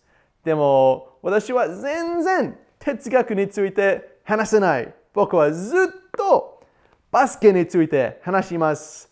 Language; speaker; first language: Japanese; non-native, learner; English